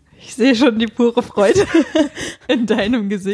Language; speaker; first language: German; native; German